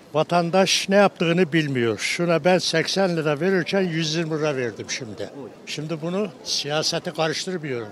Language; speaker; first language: Turkish; native; Turkish